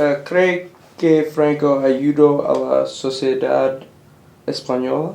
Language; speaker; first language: Spanish; non-native, learner; English